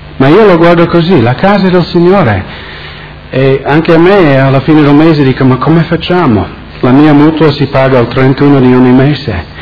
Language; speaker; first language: Italian; non-native, fluent; English